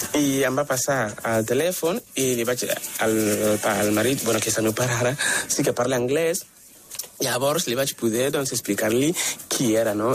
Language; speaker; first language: Catalan; non-native, fluent; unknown